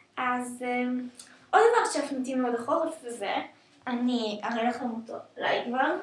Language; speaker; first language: Hebrew; native; Hebrew